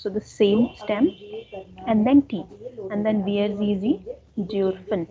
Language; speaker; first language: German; non-native, fluent; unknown